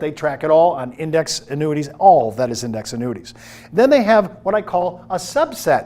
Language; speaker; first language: English; native; English